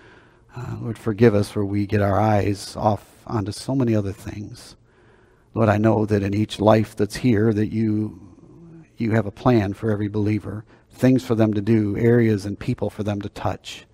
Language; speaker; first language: English; native; English